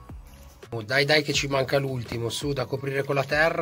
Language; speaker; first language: Italian; native; Italian